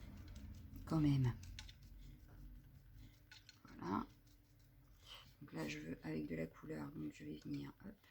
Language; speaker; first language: French; native; French